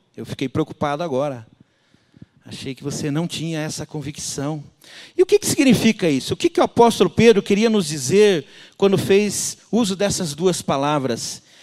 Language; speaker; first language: Portuguese; native; Portuguese